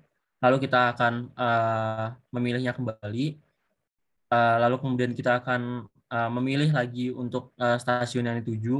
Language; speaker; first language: Indonesian; native; Indonesian